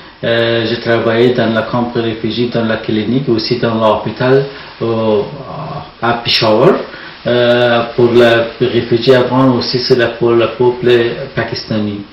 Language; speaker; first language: French; non-native, learner; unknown